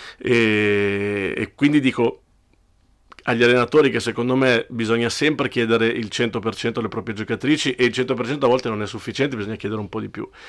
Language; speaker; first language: Italian; native; Italian